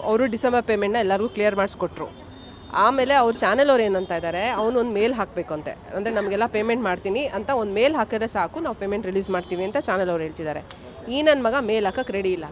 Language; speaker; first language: Kannada; native; Kannada